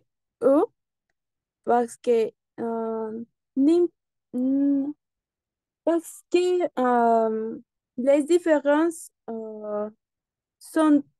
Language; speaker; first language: French; non-native, learner; Spanish